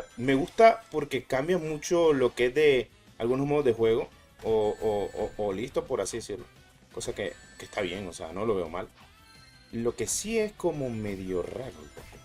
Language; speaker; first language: Spanish; native; Spanish